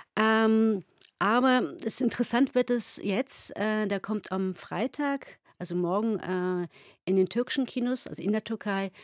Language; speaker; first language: German; early bilingual, other home language; Turkish